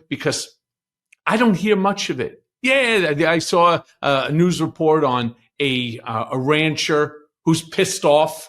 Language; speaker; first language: English; native; English